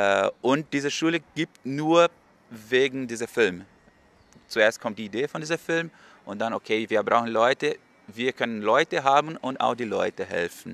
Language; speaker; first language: German; non-native, learner; Portuguese